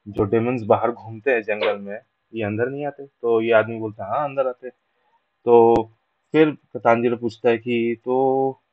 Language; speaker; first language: Hindi; non-native, local second language; Bangla